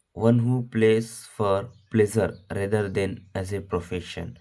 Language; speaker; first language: English; non-native, local second language; Telugu